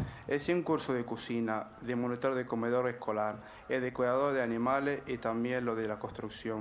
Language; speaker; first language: Spanish; non-native, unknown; Arabic